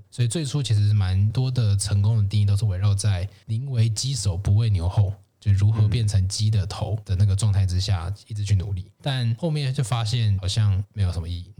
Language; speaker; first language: Chinese; native; Chinese